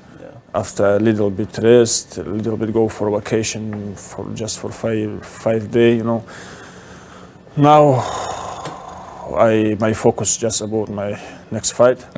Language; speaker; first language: English; non-native, learner; Russian